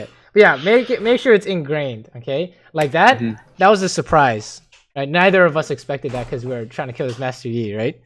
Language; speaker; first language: English; native; English